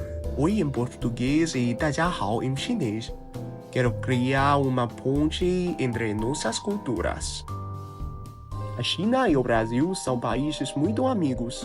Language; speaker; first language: Portuguese; non-native, learner; Chinese